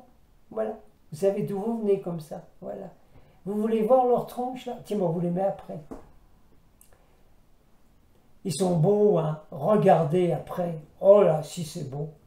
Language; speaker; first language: French; native; French